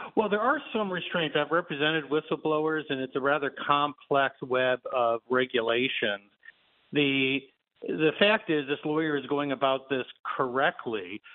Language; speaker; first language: English; native; English